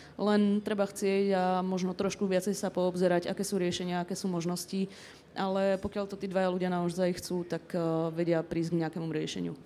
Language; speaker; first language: Slovak; native; Slovak